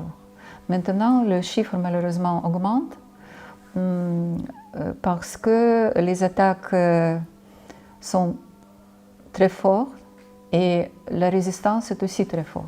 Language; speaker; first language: French; non-native, fluent; Ukrainian